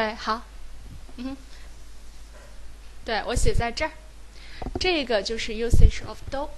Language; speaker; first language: Chinese; native; Chinese